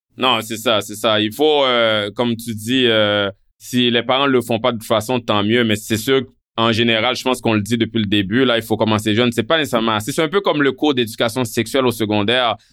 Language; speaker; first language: French; non-native, local second language; Haitian Creole